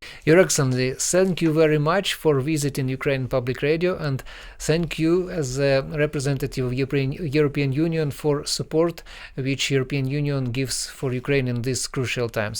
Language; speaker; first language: English; non-native, learner; Ukrainian